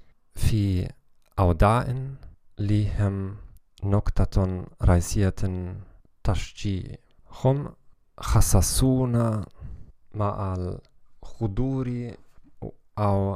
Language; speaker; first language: Arabic; non-native, learner; German